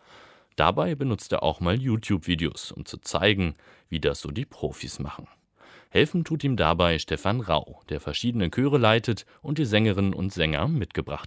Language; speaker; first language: German; native; German